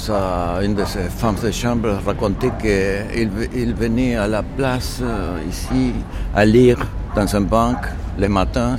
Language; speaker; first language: French; non-native, fluent; Spanish